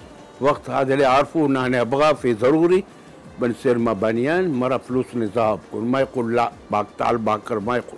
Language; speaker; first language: Arabic; non-native, local second language; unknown